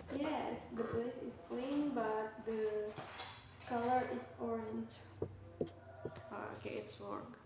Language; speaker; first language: English; non-native, learner; Indonesian